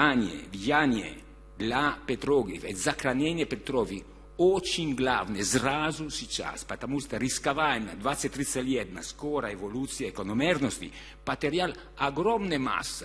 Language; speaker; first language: Russian; non-native, learner; Italian